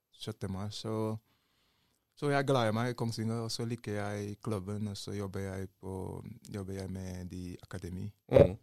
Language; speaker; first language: Norwegian; non-native, learner; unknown